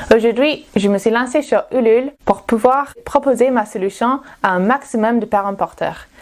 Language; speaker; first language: French; non-native, fluent; English